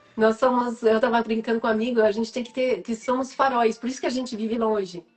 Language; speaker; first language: Portuguese; non-native, fluent; French